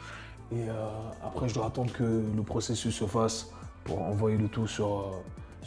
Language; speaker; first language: French; native; French